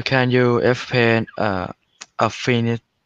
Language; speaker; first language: English; non-native, learner; Thai